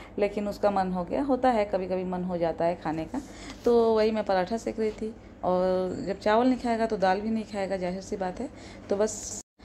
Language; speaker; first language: Hindi; native; Hindi